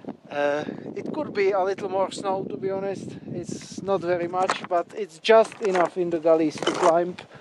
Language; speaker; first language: English; non-native, fluent; Czech